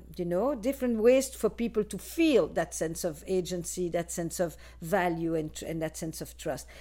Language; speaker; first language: English; non-native, fluent; Dutch